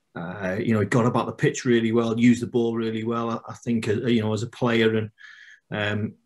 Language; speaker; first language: English; native; English